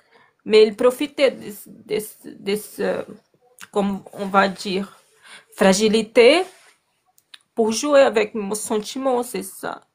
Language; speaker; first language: French; non-native, learner; Portuguese